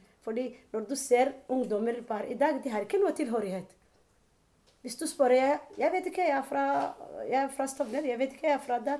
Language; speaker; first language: Norwegian; non-native, learner; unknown